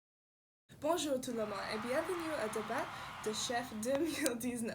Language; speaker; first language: French; non-native, local second language; English